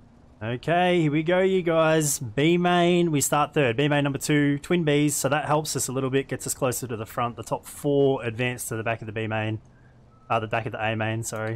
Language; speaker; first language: English; native; English